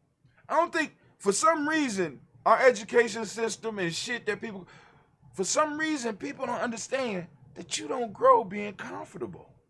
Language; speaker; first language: English; native; English